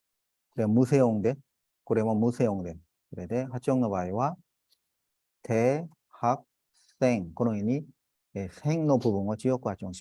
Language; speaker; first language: Japanese; non-native, fluent; Korean